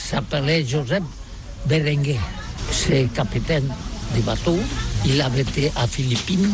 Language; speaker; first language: French; non-native, learner; Catalan